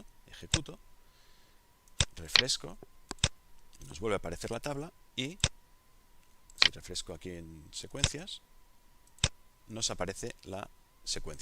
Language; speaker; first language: Spanish; native; Spanish